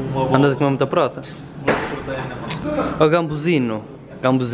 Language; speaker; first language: Portuguese; native; Portuguese